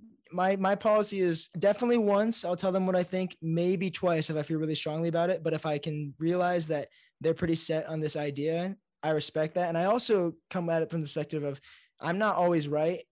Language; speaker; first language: English; native; English